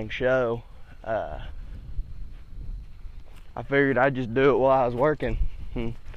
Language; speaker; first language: English; native; English